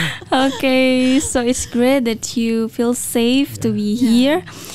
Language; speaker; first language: English; non-native, learner; Indonesian